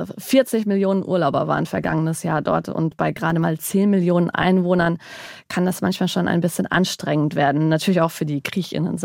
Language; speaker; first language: German; native; German